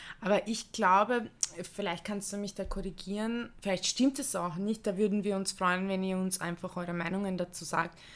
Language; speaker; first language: German; early bilingual, other home language; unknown